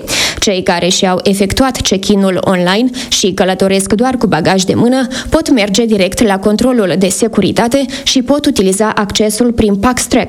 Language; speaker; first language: Romanian; native; Romanian